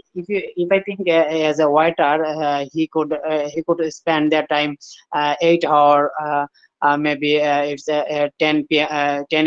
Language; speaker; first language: English; non-native, learner; Bangla